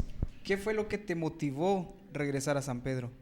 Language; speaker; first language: Spanish; native; Spanish